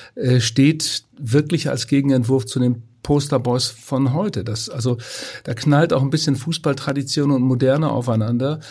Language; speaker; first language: German; native; German